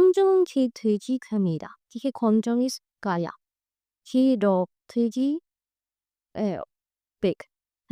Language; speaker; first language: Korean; non-native, learner; Hindi